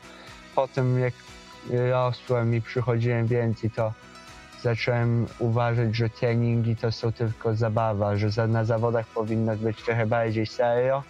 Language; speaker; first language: Polish; early bilingual, heritage; Polish